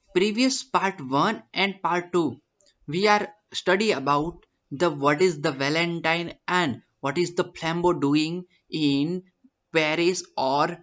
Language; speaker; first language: English; non-native, local second language; Gujarati